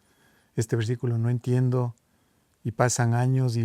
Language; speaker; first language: Spanish; native; Spanish